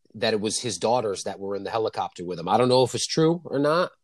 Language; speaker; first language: English; native; English